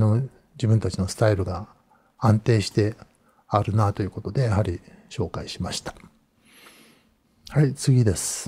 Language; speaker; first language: Japanese; native; Japanese